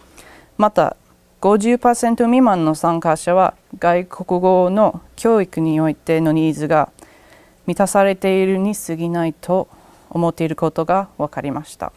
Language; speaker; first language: Japanese; non-native, learner; English